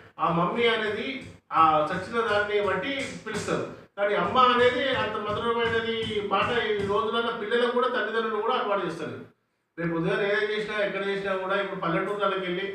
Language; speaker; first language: Telugu; native; Telugu